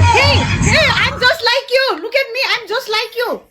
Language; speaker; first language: English; non-native, learner; Nepali